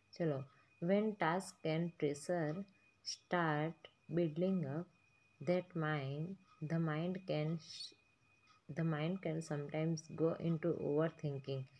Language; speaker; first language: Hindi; non-native, local second language; Gujarati